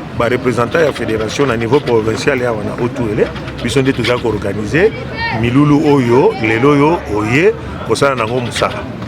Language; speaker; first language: Lingala; native; Lingala